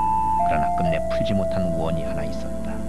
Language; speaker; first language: Korean; native; Korean